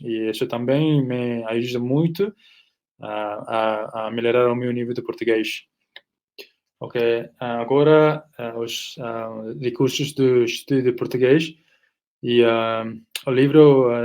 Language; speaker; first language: Portuguese; non-native, fluent; Nepali